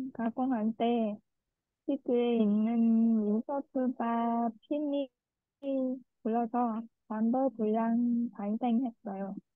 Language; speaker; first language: Korean; non-native, learner; Vietnamese